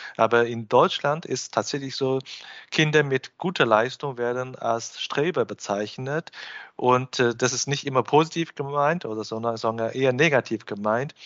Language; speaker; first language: German; non-native, fluent; Chinese